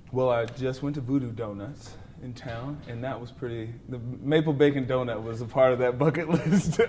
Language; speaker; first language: English; native; English